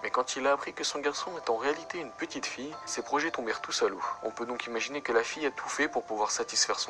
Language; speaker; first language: French; native; French